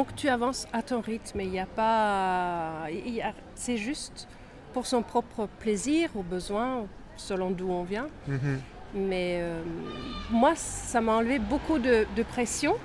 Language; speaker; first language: French; non-native, fluent; Swedish